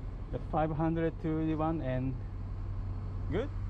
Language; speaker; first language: English; non-native, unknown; Japanese